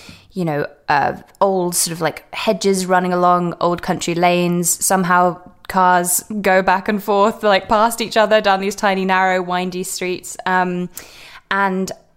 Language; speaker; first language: English; native; English